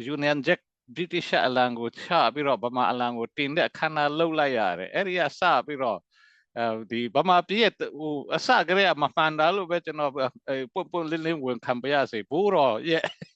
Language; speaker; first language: Burmese; non-native, local second language; Mizo